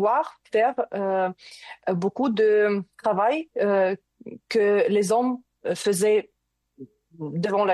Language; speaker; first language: French; non-native, learner; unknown